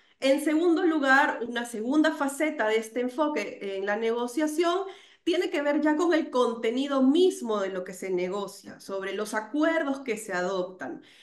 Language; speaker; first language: Spanish; native; Spanish